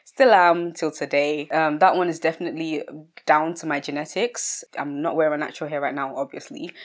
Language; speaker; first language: English; early bilingual, other home language; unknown